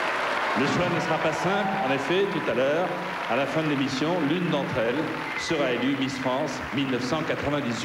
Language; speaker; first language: French; native; French